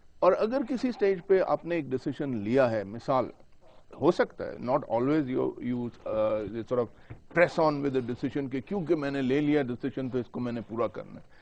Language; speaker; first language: Urdu; non-native, local second language; Pashto